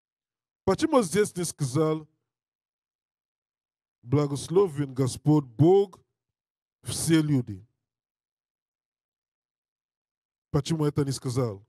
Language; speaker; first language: Russian; non-native, learner; English